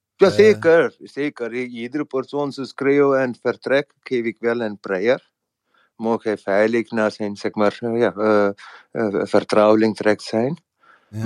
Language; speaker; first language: Dutch; non-native, fluent; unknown